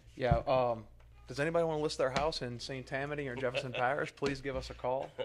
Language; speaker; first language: English; native; English